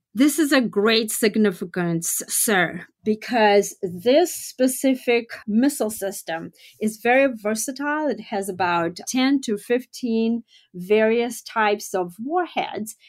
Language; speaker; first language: English; non-native, fluent; Russian